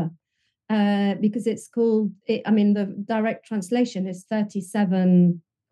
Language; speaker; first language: English; non-native, fluent; French